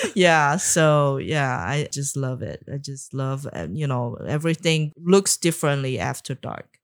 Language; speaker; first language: English; non-native, fluent; Chinese